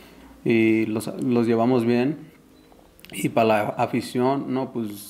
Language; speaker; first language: Spanish; early bilingual, heritage; Spanish